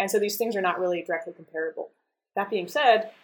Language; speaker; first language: English; native; English